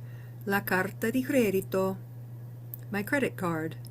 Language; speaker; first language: Italian; non-native, learner; English